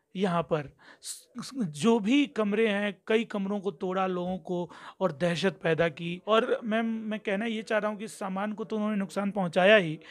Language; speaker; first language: Hindi; native; Hindi